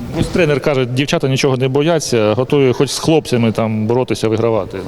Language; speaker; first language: Ukrainian; native; Ukrainian